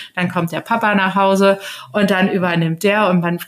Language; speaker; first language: German; native; German